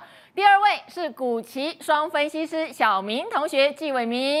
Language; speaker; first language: Chinese; native; Chinese